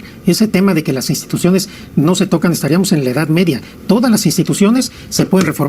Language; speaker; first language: Spanish; native; Spanish